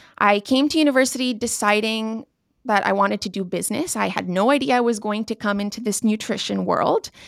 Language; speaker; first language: English; non-native, local second language; Spanish